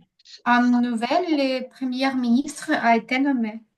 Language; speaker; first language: French; non-native, learner; Ukrainian